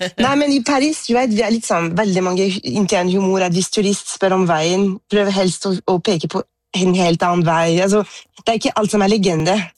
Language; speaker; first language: Norwegian; non-native, fluent; French